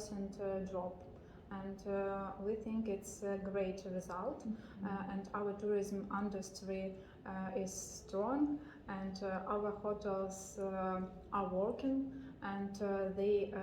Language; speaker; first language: English; non-native, learner; Ukrainian